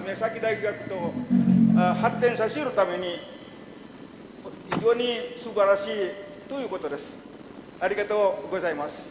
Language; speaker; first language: Japanese; non-native, learner; Indonesian